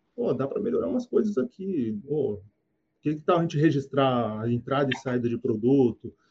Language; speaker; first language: Portuguese; native; Portuguese